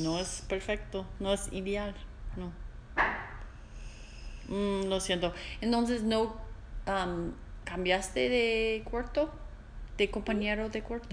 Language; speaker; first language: Spanish; non-native, learner; English